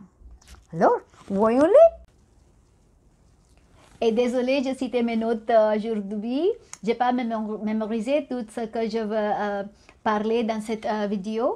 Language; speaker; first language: French; non-native, fluent; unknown